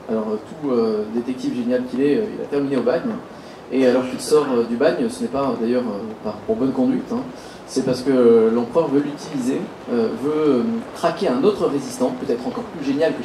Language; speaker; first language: French; native; French